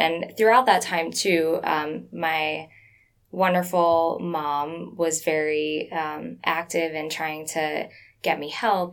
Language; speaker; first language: English; native; English